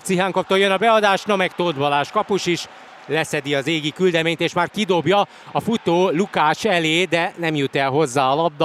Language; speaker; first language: Hungarian; native; Hungarian